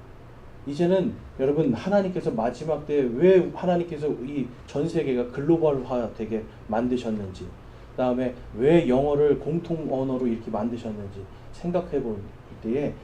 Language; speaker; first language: Korean; native; Korean